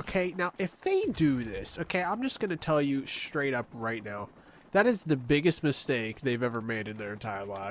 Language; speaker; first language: English; native; English